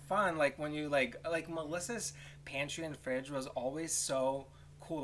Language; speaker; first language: English; non-native, fluent; Lithuanian